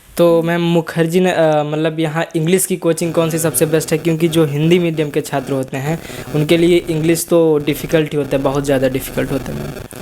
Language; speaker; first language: Hindi; native; Hindi